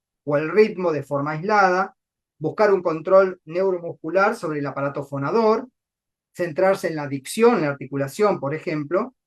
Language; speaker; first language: Spanish; native; Spanish